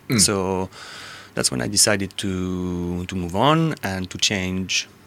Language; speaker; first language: English; non-native, fluent; French